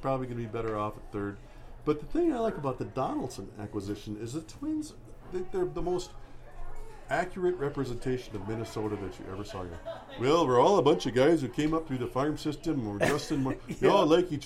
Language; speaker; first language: English; native; English